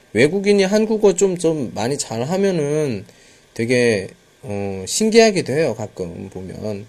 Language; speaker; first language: Korean; native; Korean